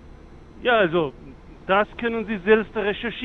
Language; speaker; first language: German; non-native, fluent; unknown